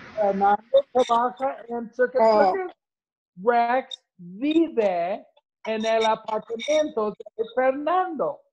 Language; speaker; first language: Spanish; non-native, fluent; English